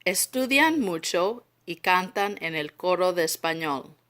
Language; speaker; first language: Spanish; non-native, learner; English